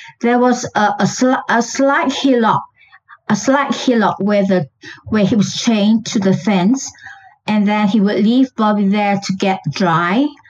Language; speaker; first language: English; non-native, local second language; Chinese